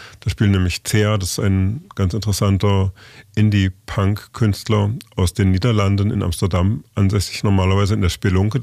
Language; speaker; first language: German; native; German